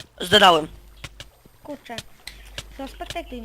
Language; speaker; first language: Polish; native; Polish